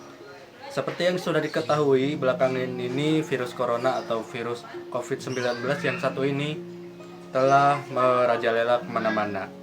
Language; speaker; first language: Indonesian; native; Indonesian